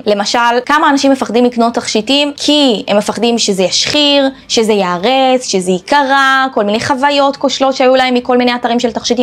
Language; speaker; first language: Hebrew; native; Hebrew